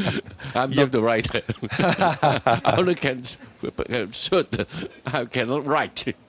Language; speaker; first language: English; non-native, learner; Cantonese